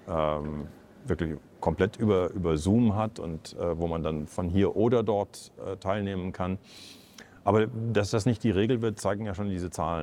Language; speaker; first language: German; native; German